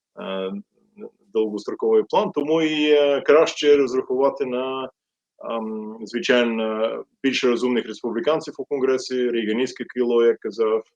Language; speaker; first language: Ukrainian; non-native, fluent; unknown